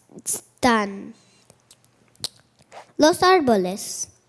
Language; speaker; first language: Spanish; non-native, learner; English